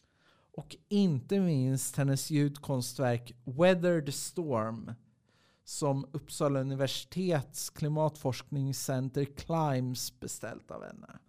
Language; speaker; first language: Swedish; native; Swedish